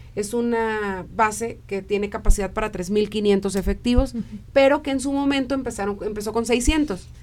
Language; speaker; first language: Spanish; native; Spanish